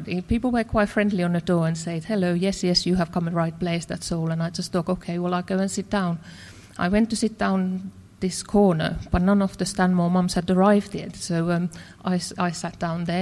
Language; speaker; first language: English; non-native, fluent; Finnish